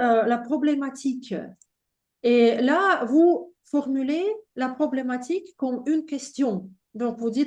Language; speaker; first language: French; non-native, fluent; Russian